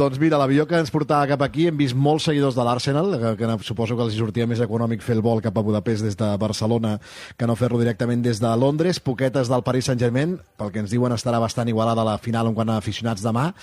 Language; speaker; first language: Catalan; native; Catalan